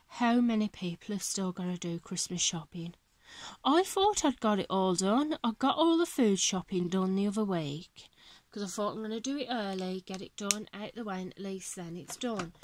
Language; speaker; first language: English; native; English